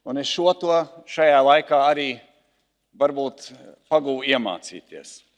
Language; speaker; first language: Latvian; early bilingual, heritage; Latvian